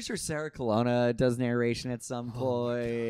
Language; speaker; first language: English; native; English